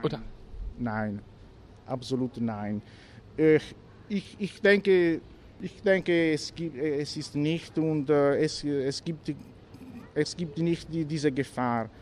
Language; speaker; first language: German; non-native, learner; Italian